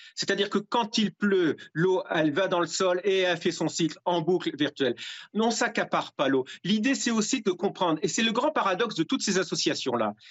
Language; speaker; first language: French; native; French